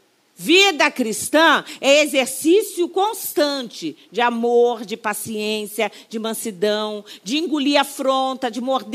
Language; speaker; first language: Portuguese; native; Portuguese